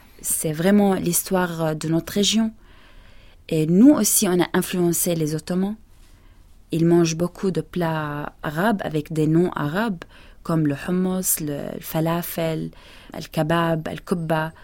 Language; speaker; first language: French; non-native, fluent; Arabic